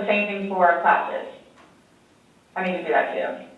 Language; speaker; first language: English; native; English